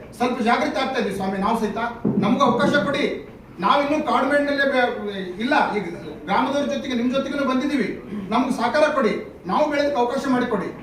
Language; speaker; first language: Kannada; non-native, local second language; Lambadi